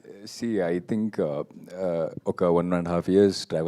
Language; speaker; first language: Telugu; non-native, fluent; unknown